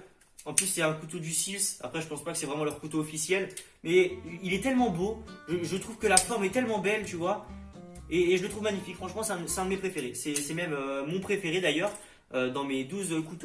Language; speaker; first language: French; native; French